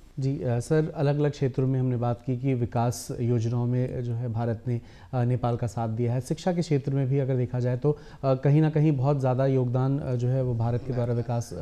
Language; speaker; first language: Hindi; native; Hindi